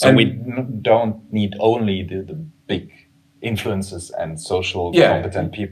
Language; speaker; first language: English; non-native, fluent; German